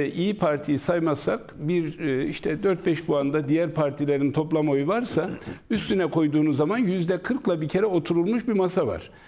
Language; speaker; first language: Turkish; native; Turkish